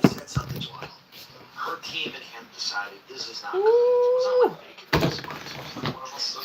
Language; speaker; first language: English; native; English